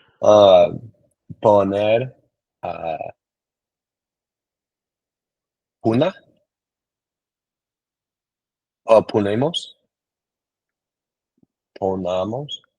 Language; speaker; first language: Spanish; non-native, learner; English